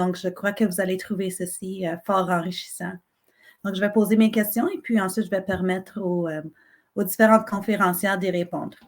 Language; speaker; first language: French; native; French